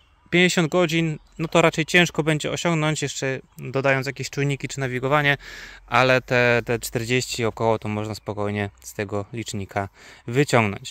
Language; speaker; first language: Polish; native; Polish